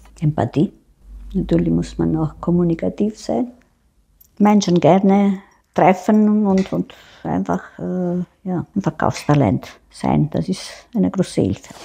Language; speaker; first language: German; non-native, fluent; Italian